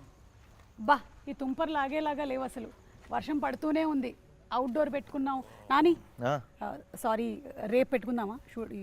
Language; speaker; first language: Telugu; native; Telugu